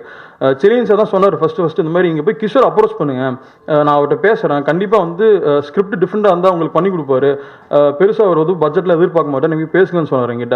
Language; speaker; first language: Tamil; native; Tamil